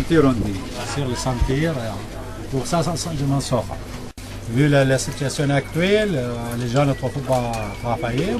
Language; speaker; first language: French; non-native, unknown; Arabic